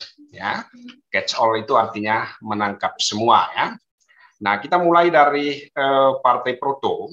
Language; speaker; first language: Indonesian; native; Indonesian